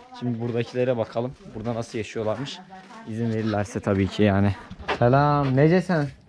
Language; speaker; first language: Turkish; native; Turkish